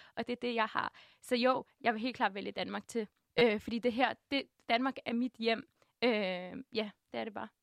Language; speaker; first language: Danish; early bilingual, other home language; Turkish